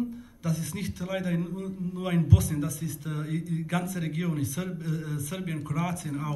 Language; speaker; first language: German; non-native, learner; Bosnian